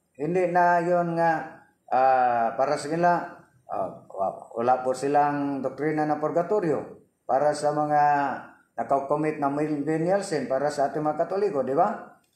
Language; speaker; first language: Filipino; non-native, local second language; Cebuano